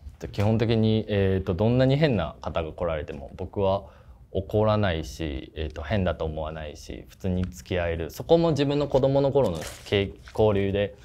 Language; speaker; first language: Japanese; non-native, fluent; Chinese